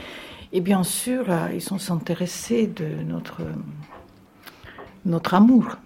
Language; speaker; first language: French; non-native, fluent; Russian